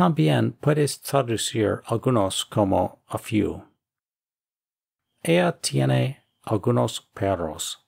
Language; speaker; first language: Spanish; non-native, fluent; English